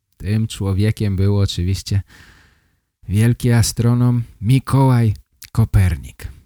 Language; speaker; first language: Polish; native; Polish